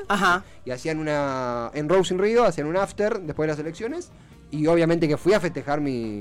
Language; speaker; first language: Spanish; native; Spanish